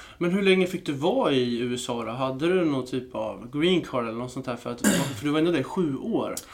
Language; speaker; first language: Swedish; native; Swedish